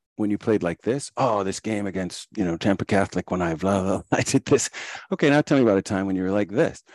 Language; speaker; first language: English; native; English